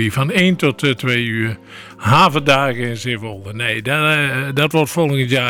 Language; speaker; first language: Dutch; native; Dutch